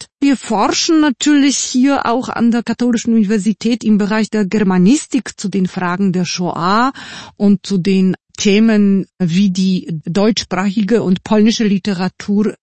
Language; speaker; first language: German; non-native, fluent; Polish